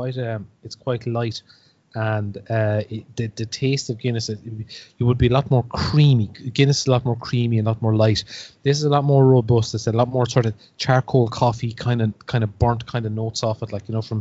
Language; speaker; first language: English; native; English